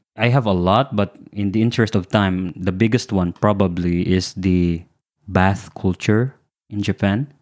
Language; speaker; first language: English; non-native, local second language; Filipino